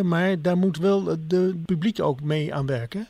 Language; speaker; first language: Dutch; native; Dutch